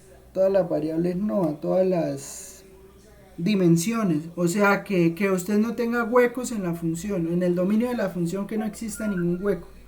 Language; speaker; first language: Spanish; native; Spanish